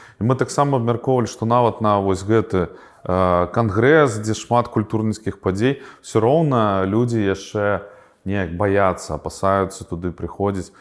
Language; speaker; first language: Belarusian; non-native, local second language; Russian